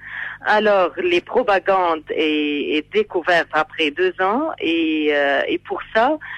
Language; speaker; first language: French; non-native, fluent; Arabic